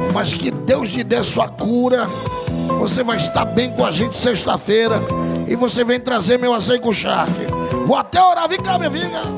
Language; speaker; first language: Portuguese; native; Portuguese